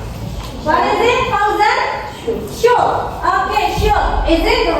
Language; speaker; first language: English; non-native, fluent; Indonesian